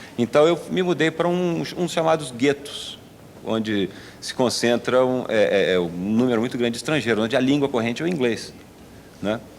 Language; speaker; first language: Portuguese; native; Portuguese